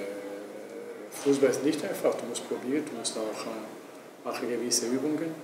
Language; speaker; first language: German; non-native, local second language; Italian